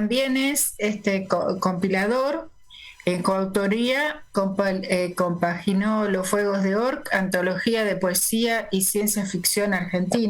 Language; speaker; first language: Spanish; native; Spanish